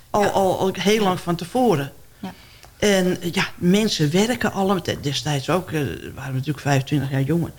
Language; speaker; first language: Dutch; native; Dutch